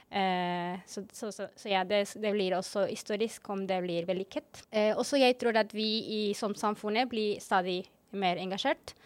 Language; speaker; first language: Norwegian; non-native, fluent; Spanish